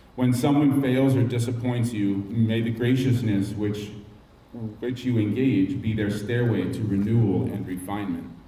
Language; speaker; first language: English; native; English